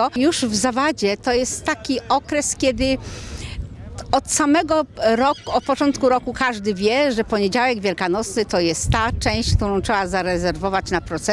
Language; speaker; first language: Polish; native; Polish